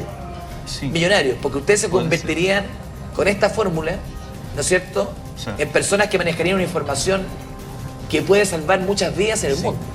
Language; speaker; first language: Spanish; native; Spanish